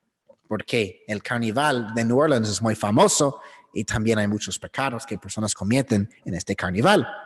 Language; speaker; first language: Spanish; non-native, learner; English